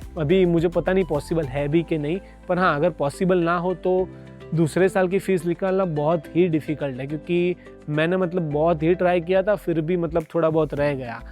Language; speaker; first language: Hindi; non-native, local second language; Gujarati